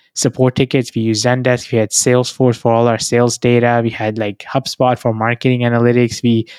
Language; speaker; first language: English; non-native, local second language; Hindi